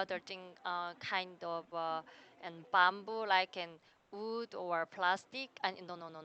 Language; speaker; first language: English; non-native, learner; Korean